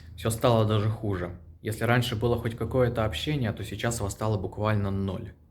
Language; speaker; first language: Russian; native; Russian